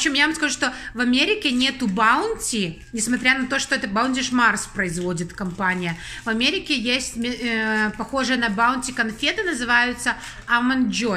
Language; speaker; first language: Russian; native; Russian